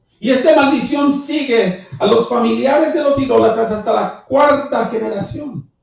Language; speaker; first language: Spanish; early bilingual, heritage; Spanish